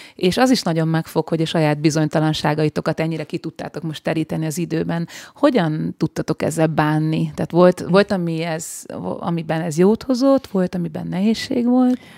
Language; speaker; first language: Hungarian; native; Hungarian